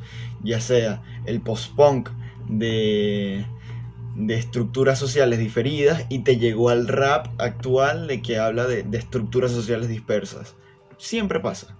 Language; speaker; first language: Spanish; native; Spanish